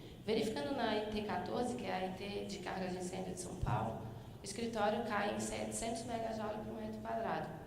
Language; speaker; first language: Portuguese; native; Portuguese